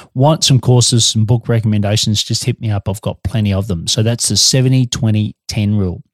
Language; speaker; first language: English; native; English